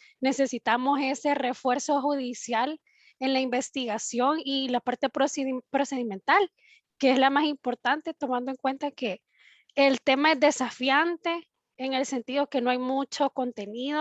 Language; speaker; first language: Spanish; native; Spanish